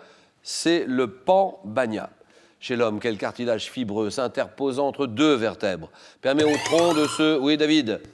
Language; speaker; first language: French; native; French